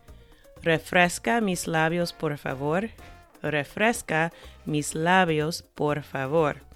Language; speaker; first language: Spanish; non-native, fluent; English